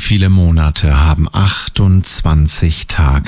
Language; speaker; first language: German; native; German